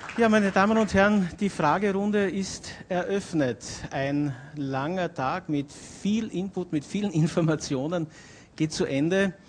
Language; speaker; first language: German; native; German